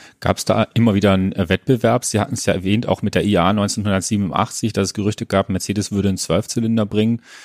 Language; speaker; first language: German; native; German